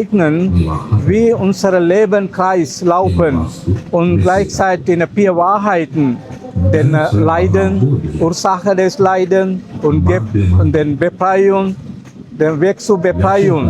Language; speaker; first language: German; non-native, learner; Sinhala